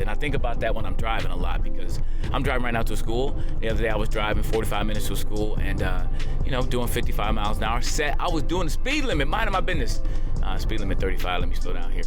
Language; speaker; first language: English; native; English